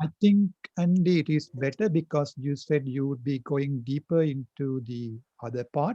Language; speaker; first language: English; non-native, local second language; Sinhala